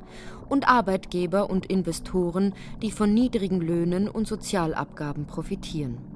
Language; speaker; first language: German; native; German